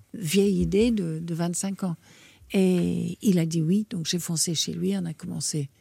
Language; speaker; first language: French; non-native, fluent; English